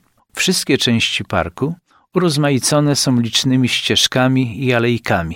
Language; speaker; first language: Polish; native; Polish